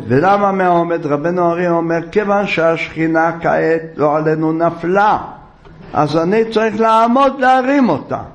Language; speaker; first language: Hebrew; native; Hebrew